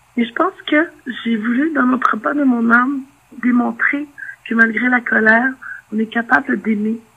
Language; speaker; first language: French; non-native, local second language; Innu-aimun